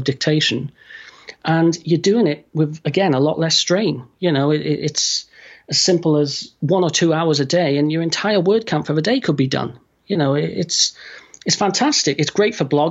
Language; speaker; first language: English; native; English